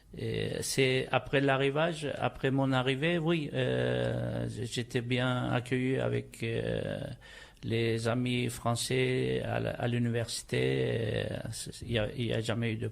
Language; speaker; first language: French; non-native, fluent; Turkish